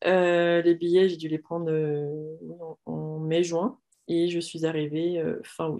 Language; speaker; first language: French; native; French